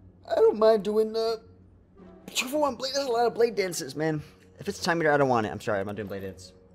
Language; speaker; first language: English; native; English